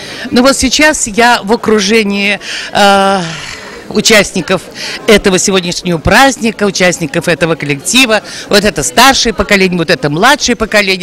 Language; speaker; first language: Russian; native; Russian